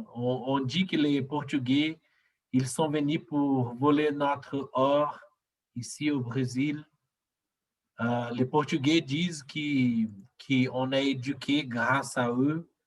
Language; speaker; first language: French; non-native, learner; Portuguese